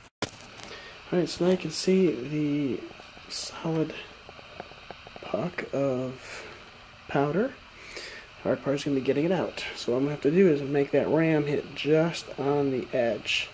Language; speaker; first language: English; native; English